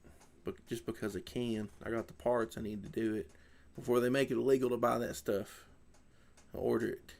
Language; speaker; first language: English; native; English